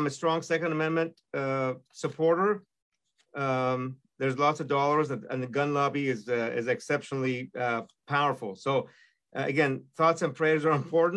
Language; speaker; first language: English; non-native, fluent; Persian